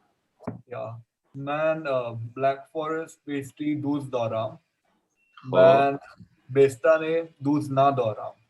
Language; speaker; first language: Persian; non-native, learner; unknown